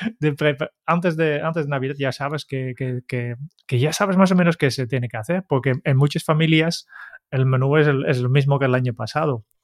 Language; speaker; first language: Spanish; non-native, fluent; Dutch